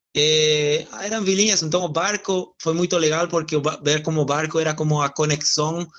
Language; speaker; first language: Portuguese; non-native, learner; Spanish